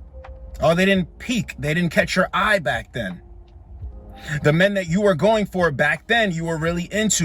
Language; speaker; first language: English; native; English